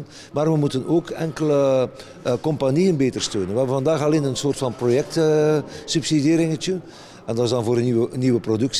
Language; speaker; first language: Dutch; native; Dutch